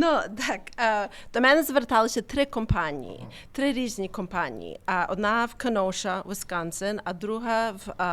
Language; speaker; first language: Ukrainian; early bilingual, heritage; Ukrainian